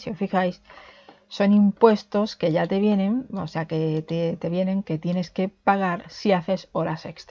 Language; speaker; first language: Spanish; native; Spanish